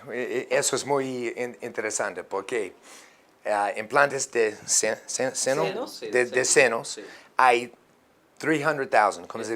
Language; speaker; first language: Spanish; non-native, learner; English